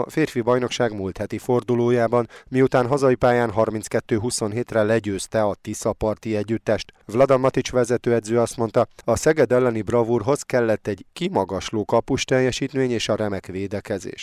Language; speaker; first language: Hungarian; native; Hungarian